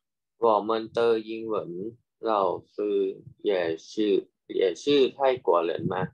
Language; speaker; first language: Chinese; non-native, learner; Thai